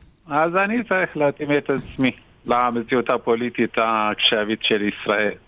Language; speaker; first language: Hebrew; non-native, fluent; Amharic